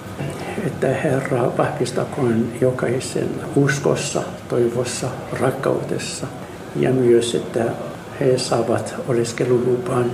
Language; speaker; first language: Finnish; non-native, learner; Arabic